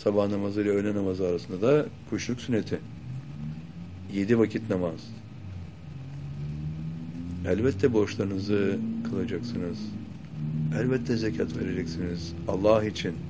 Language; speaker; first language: Turkish; native; Turkish